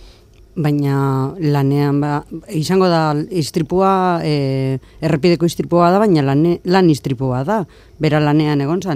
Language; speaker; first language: Basque; native; Basque